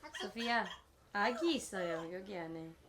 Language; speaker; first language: Korean; non-native, learner; Greek